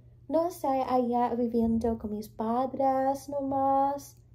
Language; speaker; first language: Spanish; early bilingual, heritage; English